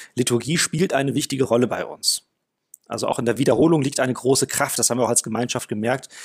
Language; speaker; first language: German; non-native, fluent; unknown